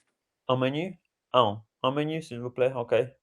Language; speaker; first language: French; non-native, learner; English